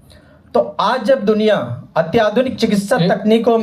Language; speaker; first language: Hindi; native; Hindi